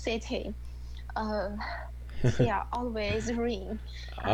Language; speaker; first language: English; non-native, learner; Chinese